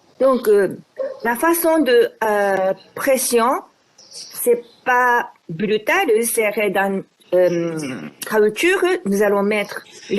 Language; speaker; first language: French; non-native, fluent; Japanese